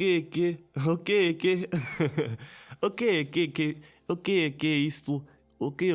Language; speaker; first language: Portuguese; non-native, learner; German